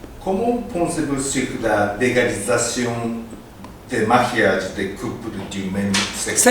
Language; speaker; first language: French; non-native, learner; Japanese